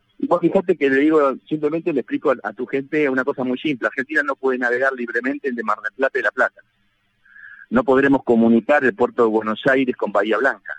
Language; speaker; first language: Spanish; native; Spanish